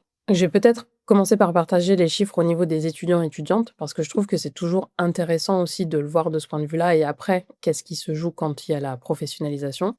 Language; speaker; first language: French; native; French